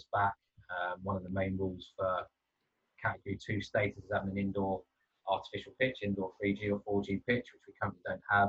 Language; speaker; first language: English; native; English